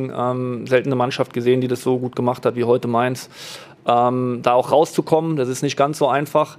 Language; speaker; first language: German; native; German